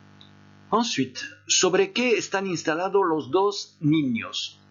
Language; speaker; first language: Spanish; non-native, fluent; French